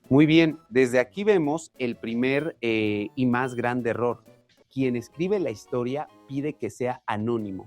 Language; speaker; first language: Spanish; native; Spanish